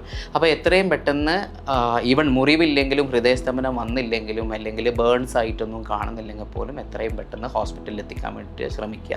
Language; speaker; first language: Malayalam; native; Malayalam